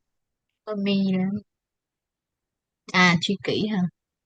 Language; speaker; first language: English; non-native, learner; Vietnamese